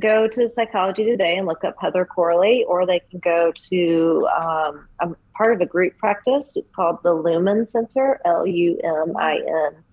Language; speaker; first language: English; native; English